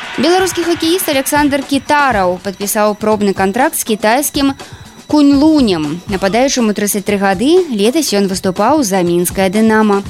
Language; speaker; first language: Belarusian; native; Belarusian